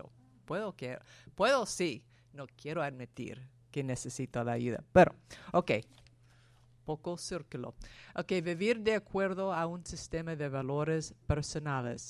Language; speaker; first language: Spanish; non-native, fluent; English